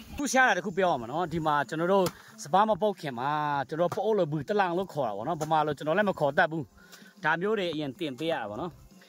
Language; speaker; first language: Burmese; non-native, local second language; Pa'o Karen